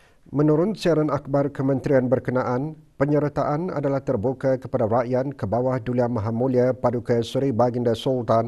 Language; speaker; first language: Malay; native; Malay